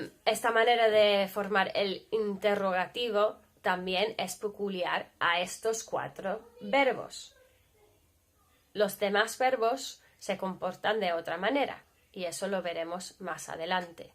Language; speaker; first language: Spanish; non-native, fluent; English